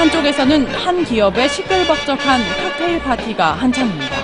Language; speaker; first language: Korean; native; Korean